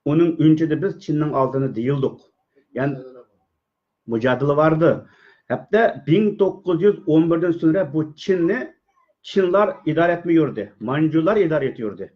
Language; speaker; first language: Turkish; non-native, learner; Uyghur